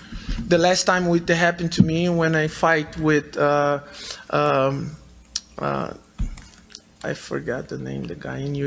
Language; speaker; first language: English; non-native, learner; Portuguese